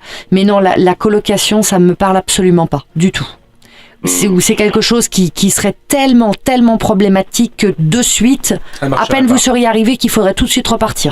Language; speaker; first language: French; native; French